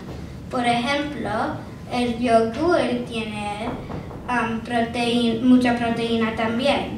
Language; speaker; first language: Spanish; non-native, learner; English